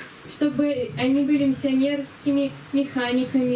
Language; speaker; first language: Russian; native; Russian